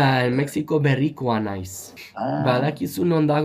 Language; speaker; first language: Basque; non-native, learner; English